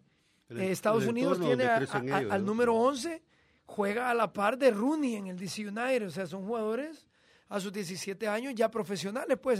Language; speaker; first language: Spanish; native; Spanish